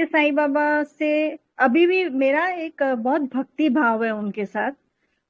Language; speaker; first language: Hindi; native; Hindi